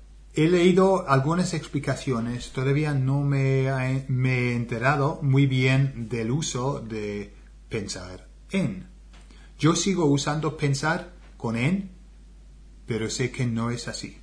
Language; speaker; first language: Spanish; non-native, fluent; English